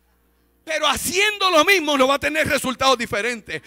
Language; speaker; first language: Spanish; native; Spanish